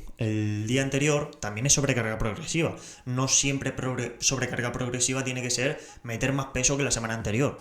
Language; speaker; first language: Spanish; native; Spanish